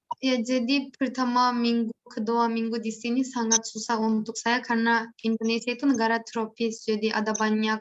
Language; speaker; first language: Indonesian; non-native, learner; Turkish